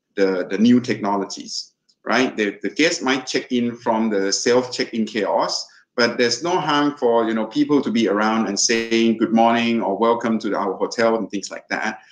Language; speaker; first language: English; non-native, fluent; Thai